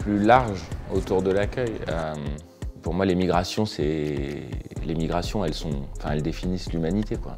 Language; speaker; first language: French; native; French